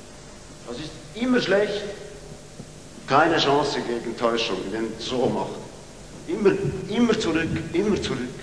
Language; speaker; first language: German; non-native, fluent; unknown